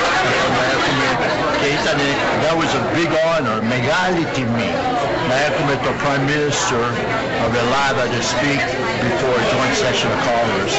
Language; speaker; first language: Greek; early bilingual, heritage; English